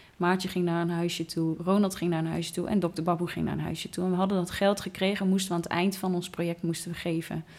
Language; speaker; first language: Dutch; native; Dutch